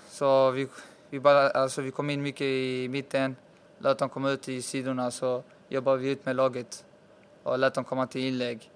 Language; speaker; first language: Swedish; early bilingual, other home language; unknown